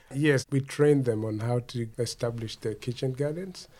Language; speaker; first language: English; non-native, local second language; Luo (Kenya and Tanzania)